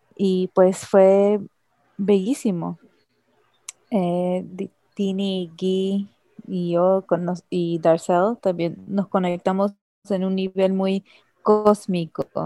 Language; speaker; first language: Spanish; early bilingual, heritage; Spanish